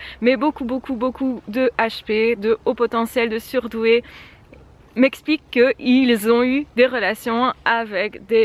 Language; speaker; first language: French; native; French